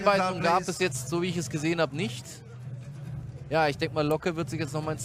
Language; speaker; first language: German; native; German